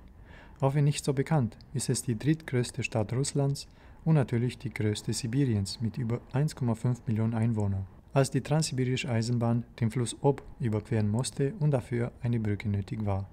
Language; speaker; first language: German; native; German